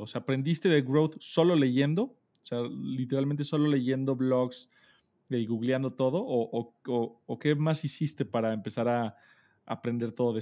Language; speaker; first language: Spanish; native; Spanish